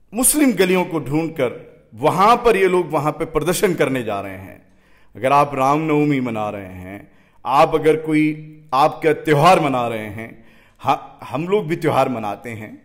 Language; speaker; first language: Hindi; native; Hindi